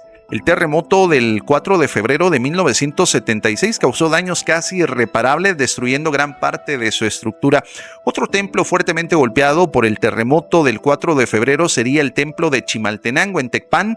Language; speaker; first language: Spanish; native; Spanish